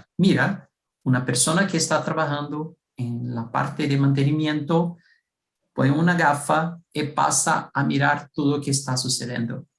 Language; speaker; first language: Spanish; non-native, fluent; Portuguese